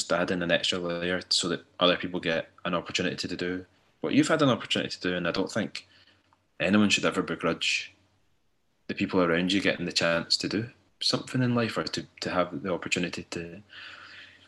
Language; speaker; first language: English; native; English